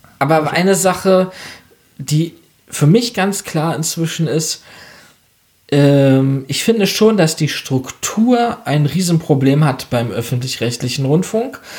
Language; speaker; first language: German; native; German